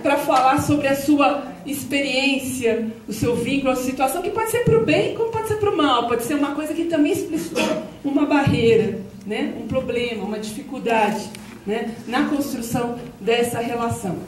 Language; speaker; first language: Portuguese; native; Portuguese